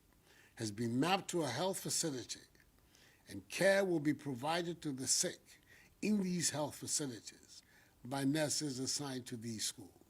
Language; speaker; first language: English; non-native, local second language; Akan